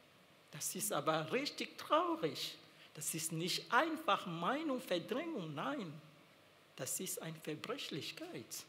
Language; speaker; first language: German; non-native, fluent; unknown